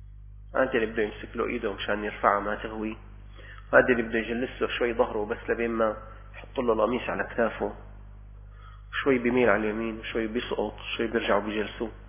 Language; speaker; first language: Arabic; native; Arabic